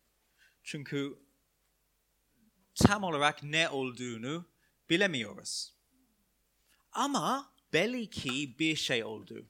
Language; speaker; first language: Turkish; non-native, fluent; English